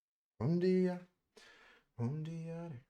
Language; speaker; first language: Spanish; non-native, learner; English